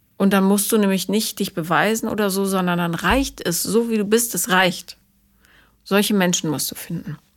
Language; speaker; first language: German; native; German